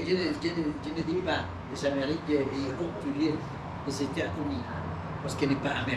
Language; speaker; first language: French; non-native, learner; Spanish